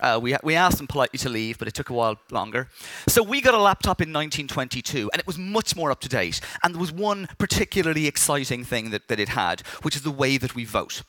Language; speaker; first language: English; native; English